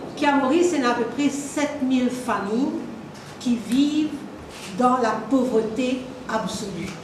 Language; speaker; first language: French; non-native, local second language; Morisyen